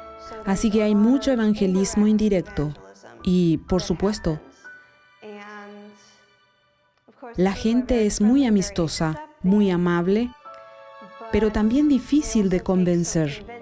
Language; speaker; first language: Spanish; non-native, fluent; English